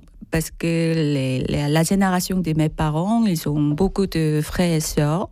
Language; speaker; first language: French; non-native, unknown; Korean